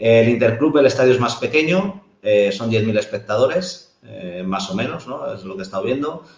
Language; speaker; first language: Spanish; native; Spanish